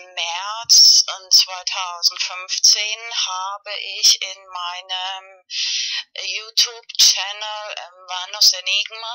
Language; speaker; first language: German; non-native, fluent; Spanish